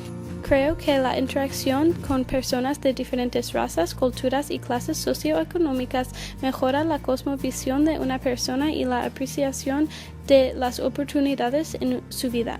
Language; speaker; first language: Spanish; early bilingual, heritage; English